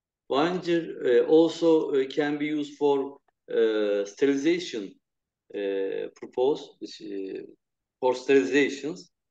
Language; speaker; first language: English; non-native, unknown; Turkish